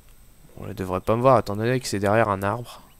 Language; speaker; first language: French; native; French